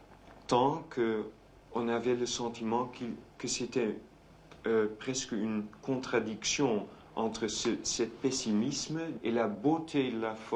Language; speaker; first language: French; non-native, fluent; Dutch